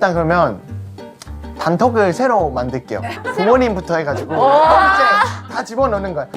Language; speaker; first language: Korean; non-native, fluent; Thai